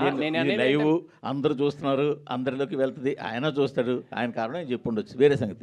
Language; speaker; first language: Telugu; native; Telugu